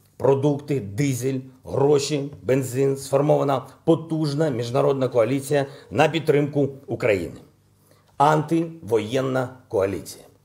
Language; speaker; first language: Ukrainian; non-native, local second language; Russian